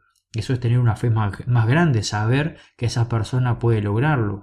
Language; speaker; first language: Spanish; native; Spanish